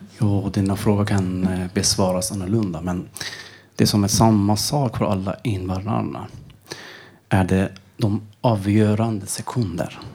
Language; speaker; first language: Swedish; non-native, fluent; Persian